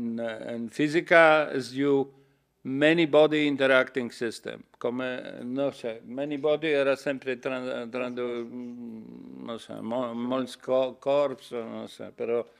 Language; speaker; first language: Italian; non-native, learner; Polish